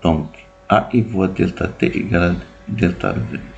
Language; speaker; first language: French; non-native, local second language; Arabic